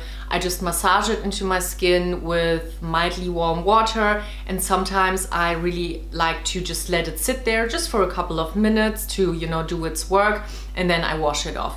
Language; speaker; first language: English; non-native, fluent; German